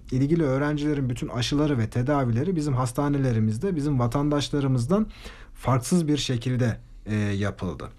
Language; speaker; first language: Turkish; native; Turkish